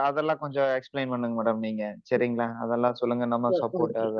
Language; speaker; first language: Tamil; native; Tamil